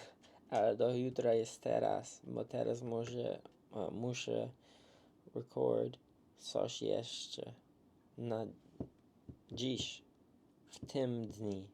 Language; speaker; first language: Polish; early bilingual, heritage; English